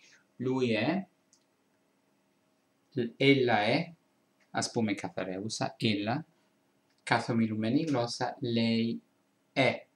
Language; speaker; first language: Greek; non-native, fluent; Italian